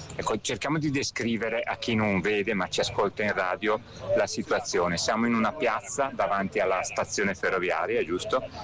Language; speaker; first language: Italian; native; Italian